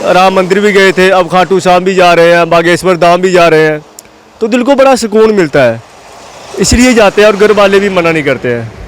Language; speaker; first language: Hindi; non-native, local second language; Dogri